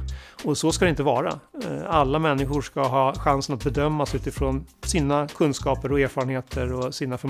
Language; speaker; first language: Swedish; native; Swedish